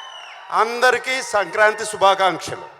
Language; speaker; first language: Telugu; native; Telugu